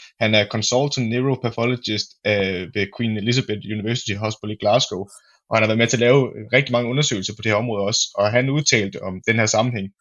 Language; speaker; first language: Danish; native; Danish